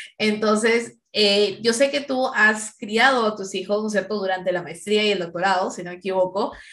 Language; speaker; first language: Spanish; native; Spanish